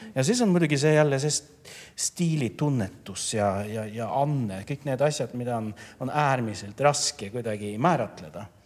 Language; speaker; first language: Estonian; non-native, fluent; Norwegian